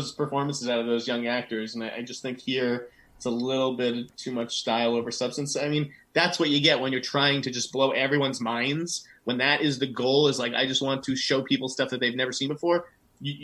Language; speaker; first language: English; native; English